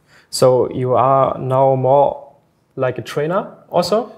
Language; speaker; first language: English; non-native, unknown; German